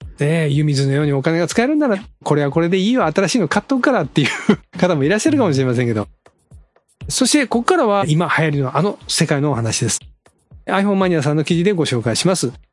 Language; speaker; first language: Japanese; native; Japanese